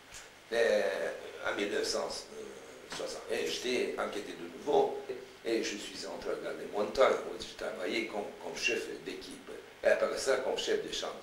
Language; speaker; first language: French; non-native, fluent; Romanian